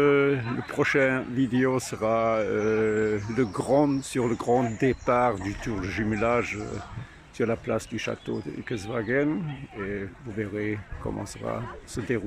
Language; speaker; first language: French; non-native, fluent; German